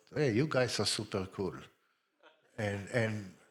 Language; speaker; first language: English; non-native, fluent; Hebrew